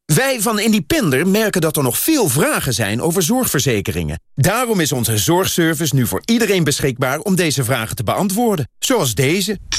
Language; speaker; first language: Dutch; non-native, fluent; Spanish